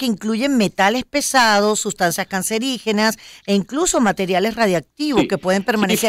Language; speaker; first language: Spanish; native; Spanish